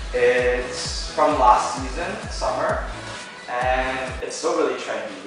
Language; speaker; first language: English; native; English